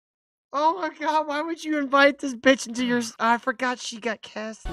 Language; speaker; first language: English; native; English